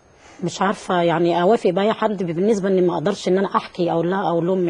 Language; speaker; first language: Arabic; native; Arabic